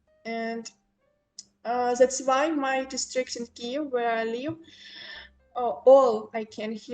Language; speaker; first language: English; non-native, local second language; Ukrainian